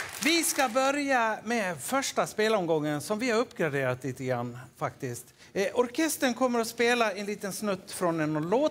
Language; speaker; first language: Swedish; native; Swedish